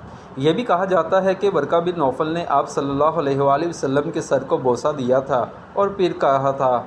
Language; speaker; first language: Urdu; native; Urdu